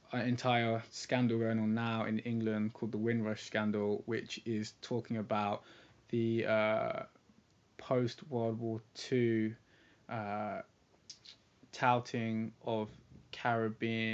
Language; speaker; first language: English; native; English